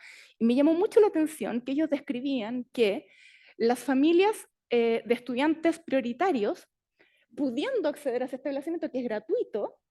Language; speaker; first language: Spanish; native; Spanish